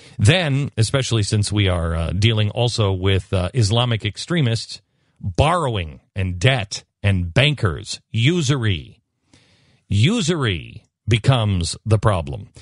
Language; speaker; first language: English; native; English